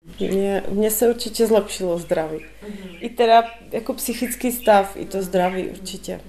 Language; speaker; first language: Czech; native; Czech